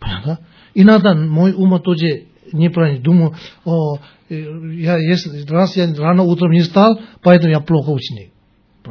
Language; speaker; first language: Russian; non-native, learner; Tibetan